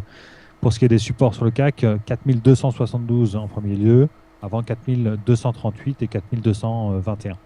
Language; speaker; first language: French; native; French